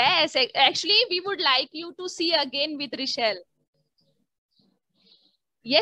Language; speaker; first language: English; non-native, learner; Hindi